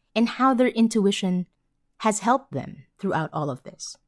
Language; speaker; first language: English; non-native, local second language; Filipino